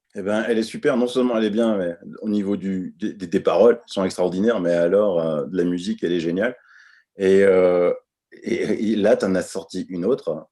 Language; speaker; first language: French; native; French